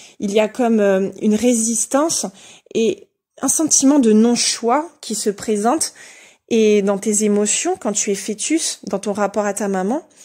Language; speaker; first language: French; native; French